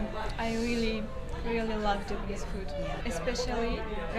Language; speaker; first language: English; non-native, learner; Russian